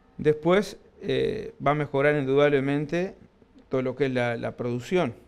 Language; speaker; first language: Spanish; native; Spanish